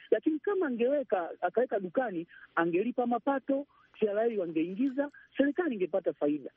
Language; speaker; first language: Swahili; native; Swahili